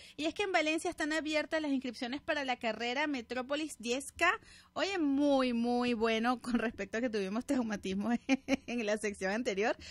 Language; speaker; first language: Spanish; native; Spanish